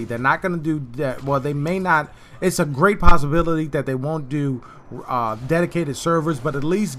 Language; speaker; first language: English; native; English